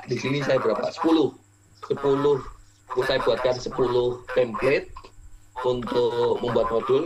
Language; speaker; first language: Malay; non-native, local second language; Javanese